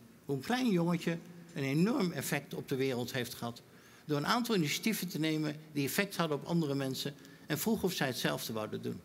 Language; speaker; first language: Dutch; native; Dutch